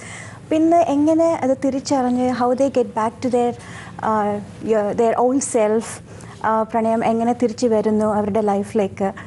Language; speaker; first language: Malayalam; non-native, local second language; Tamil